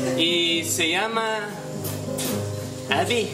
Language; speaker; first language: Spanish; non-native, learner; English